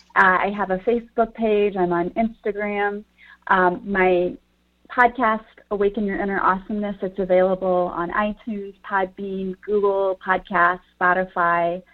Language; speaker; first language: English; native; English